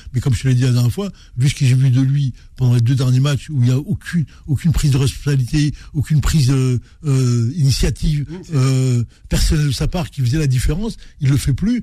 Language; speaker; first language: French; native; French